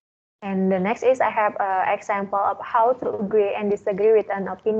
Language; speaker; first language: English; non-native, learner; Indonesian